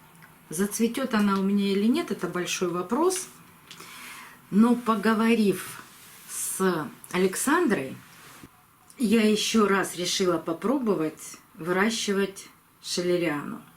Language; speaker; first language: Russian; native; Russian